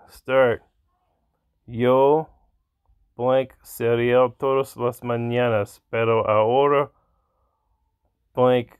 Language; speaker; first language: Spanish; non-native, learner; English